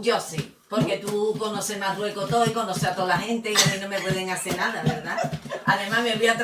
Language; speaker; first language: Spanish; native; Spanish